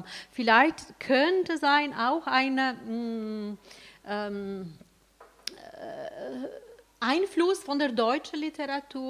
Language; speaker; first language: German; non-native, fluent; Albanian